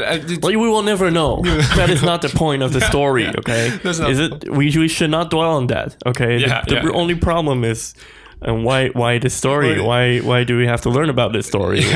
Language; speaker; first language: English; non-native, fluent; Chinese